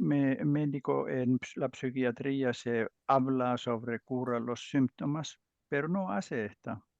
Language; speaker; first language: Spanish; non-native, learner; Finnish